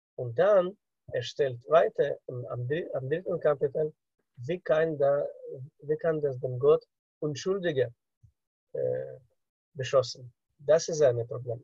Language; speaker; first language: German; non-native, fluent; Russian